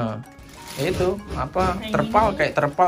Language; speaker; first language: Indonesian; native; Indonesian